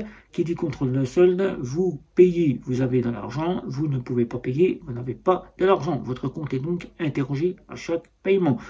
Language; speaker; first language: French; native; French